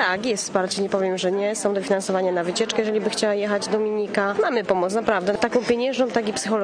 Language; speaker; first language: Polish; native; Polish